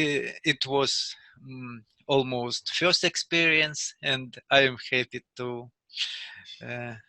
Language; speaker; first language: English; non-native, learner; Russian